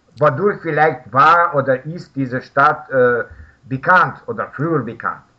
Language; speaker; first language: German; non-native, learner; Russian